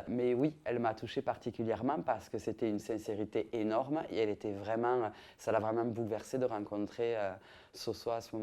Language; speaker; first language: French; native; French